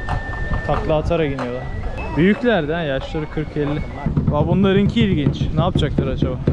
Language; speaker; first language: Turkish; native; Turkish